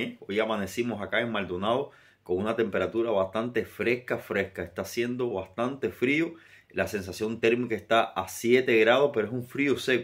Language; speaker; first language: Spanish; native; Spanish